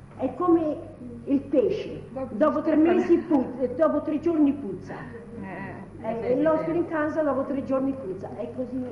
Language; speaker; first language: Italian; native; Italian